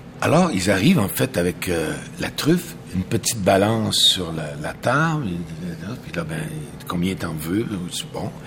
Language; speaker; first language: French; native; French